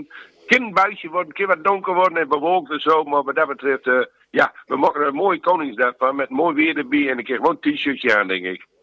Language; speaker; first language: Dutch; native; Dutch